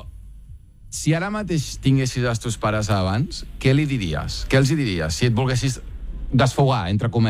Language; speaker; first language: Catalan; native; Catalan